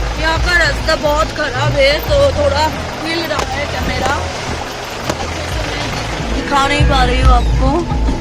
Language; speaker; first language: Hindi; non-native, local second language; Bangla